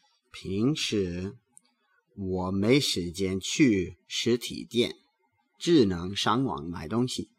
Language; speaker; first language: Chinese; non-native, learner; English